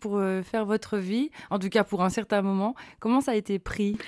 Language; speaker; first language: French; native; French